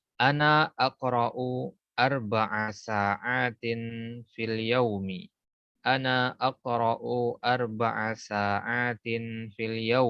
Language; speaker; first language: Arabic; non-native, fluent; Indonesian